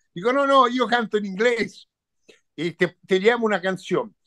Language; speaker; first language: Spanish; non-native, learner; Italian